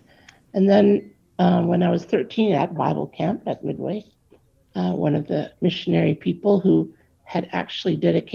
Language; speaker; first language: English; native; English